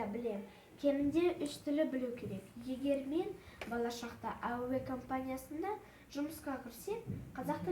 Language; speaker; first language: Kazakh; non-native, local second language; Russian